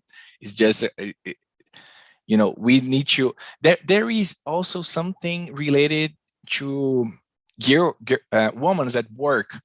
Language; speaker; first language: English; non-native, learner; Portuguese